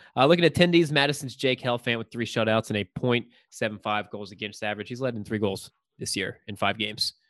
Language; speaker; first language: English; native; English